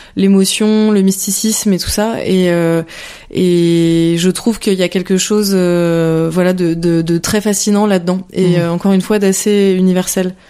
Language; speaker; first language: French; native; French